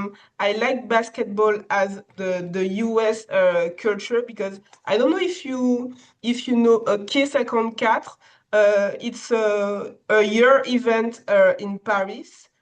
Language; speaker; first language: English; non-native, learner; French